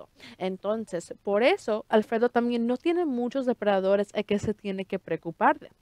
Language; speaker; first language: Spanish; early bilingual, heritage; Spanish